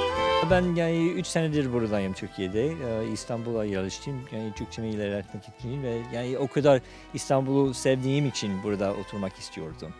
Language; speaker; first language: Turkish; non-native, fluent; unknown